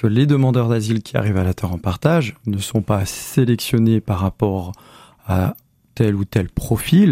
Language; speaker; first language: French; native; French